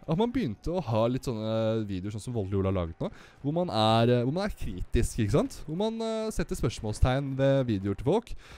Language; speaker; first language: Norwegian; native; Norwegian